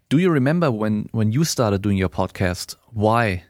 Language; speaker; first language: English; non-native, fluent; German